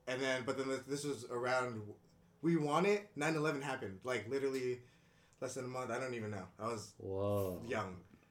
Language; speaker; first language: English; early bilingual, other home language; Indonesian